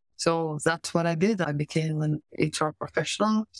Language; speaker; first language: English; native; English